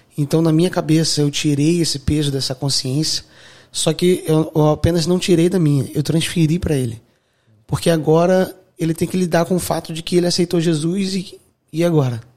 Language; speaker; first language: Portuguese; native; Portuguese